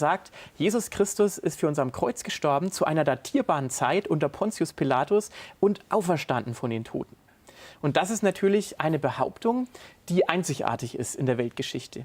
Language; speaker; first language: German; native; German